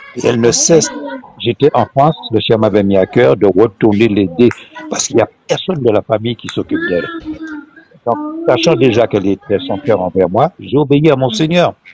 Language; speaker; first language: French; non-native, local second language; Haitian Creole